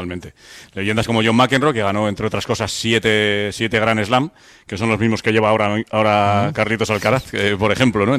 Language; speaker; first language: Spanish; native; Spanish